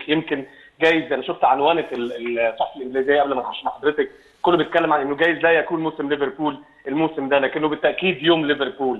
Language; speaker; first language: Arabic; native; Arabic